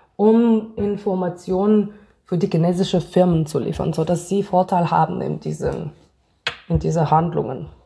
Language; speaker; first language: German; non-native, fluent; Hebrew